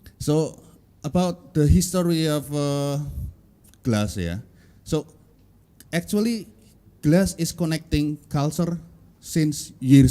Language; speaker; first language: English; non-native, learner; Indonesian